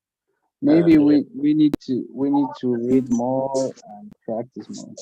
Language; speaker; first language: English; non-native, learner; Spanish